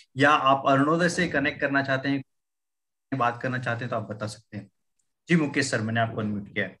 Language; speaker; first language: Hindi; native; Hindi